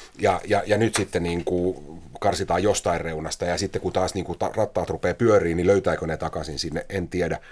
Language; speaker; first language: Finnish; native; Finnish